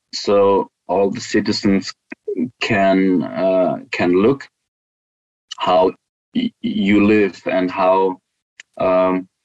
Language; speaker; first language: English; non-native, fluent; German